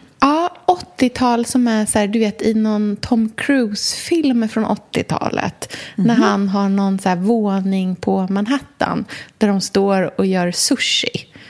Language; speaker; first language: Swedish; native; Swedish